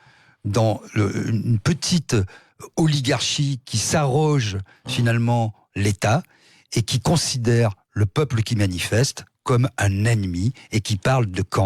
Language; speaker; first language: French; native; French